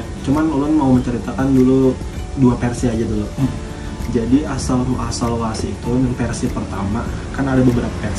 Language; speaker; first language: Indonesian; non-native, local second language; Banjar